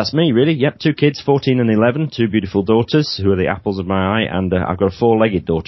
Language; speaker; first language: English; native; English